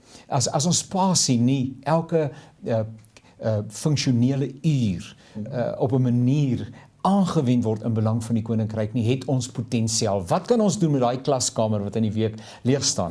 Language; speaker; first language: Afrikaans; native; Afrikaans